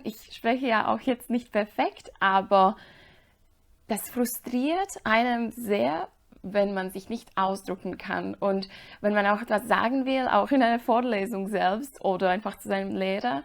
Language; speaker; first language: German; non-native, fluent; Slovak